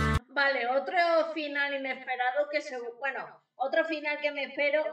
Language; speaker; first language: Spanish; native; Spanish